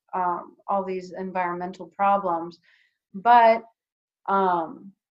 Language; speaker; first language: English; early bilingual, other home language; Greek